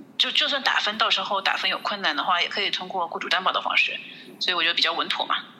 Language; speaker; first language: Chinese; native; Chinese